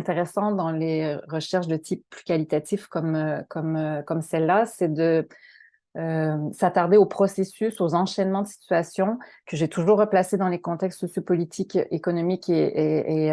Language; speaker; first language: French; native; French